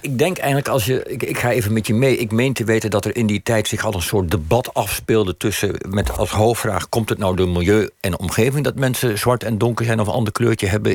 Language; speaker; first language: Dutch; native; Dutch